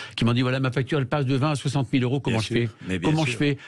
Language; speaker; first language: French; native; French